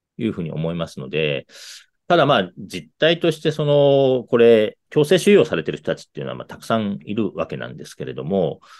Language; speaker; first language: Japanese; native; Japanese